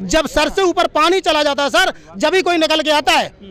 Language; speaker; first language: Hindi; native; Hindi